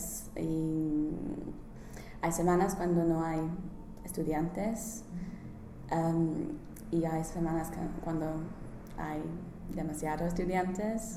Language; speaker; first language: Spanish; non-native, learner; English